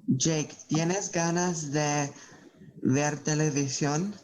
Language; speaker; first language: Spanish; non-native, learner; English